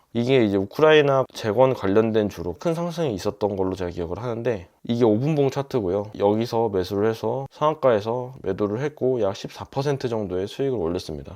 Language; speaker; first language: Korean; native; Korean